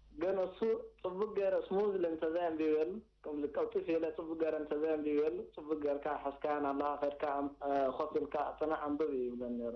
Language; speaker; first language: Tigrinya; non-native, local second language; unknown